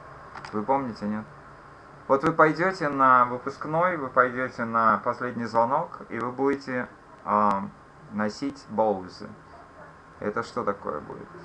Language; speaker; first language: Russian; native; Russian